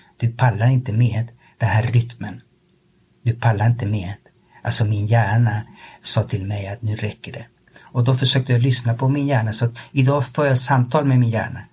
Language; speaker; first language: Swedish; early bilingual, other home language; Spanish